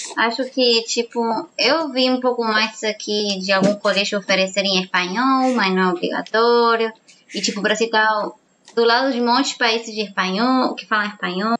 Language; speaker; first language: Portuguese; non-native, fluent; Spanish